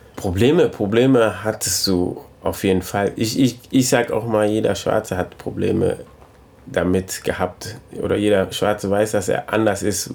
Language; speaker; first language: German; early bilingual, other home language; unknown